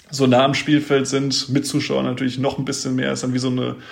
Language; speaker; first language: German; native; German